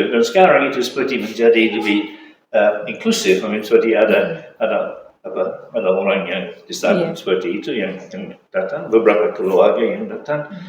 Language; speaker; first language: Indonesian; non-native, fluent; English